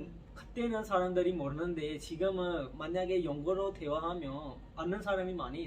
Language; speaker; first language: Korean; non-native, learner; Urdu